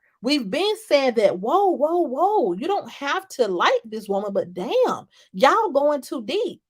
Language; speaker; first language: English; native; English